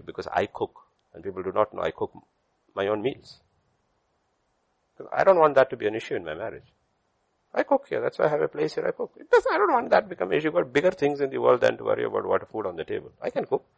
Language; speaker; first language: English; non-native, local second language; Malayalam